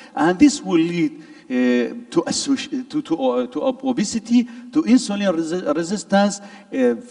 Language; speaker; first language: English; non-native, fluent; Arabic